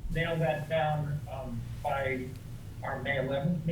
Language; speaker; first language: English; native; English